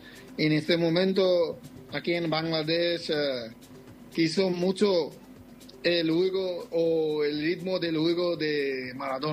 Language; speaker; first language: Spanish; non-native, fluent; Bangla